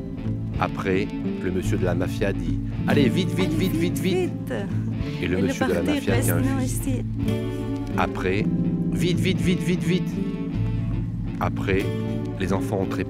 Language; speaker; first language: French; non-native, learner; Arabic